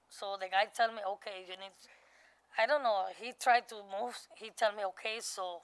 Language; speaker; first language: English; non-native, learner; Spanish